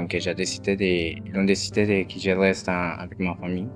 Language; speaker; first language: French; non-native, fluent; Spanish